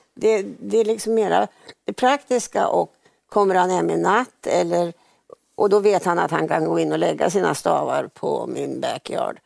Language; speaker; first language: Swedish; native; Swedish